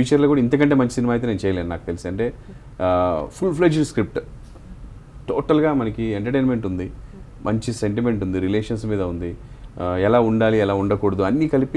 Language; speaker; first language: Telugu; native; Telugu